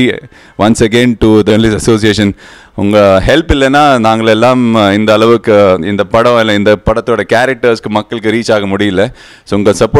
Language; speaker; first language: Tamil; non-native, fluent; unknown